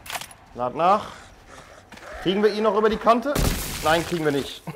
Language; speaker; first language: German; native; German